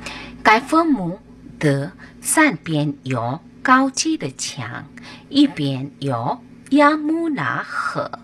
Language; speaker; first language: Chinese; non-native, learner; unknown